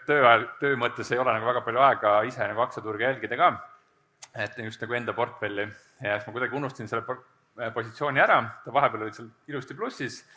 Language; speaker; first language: Estonian; native; Estonian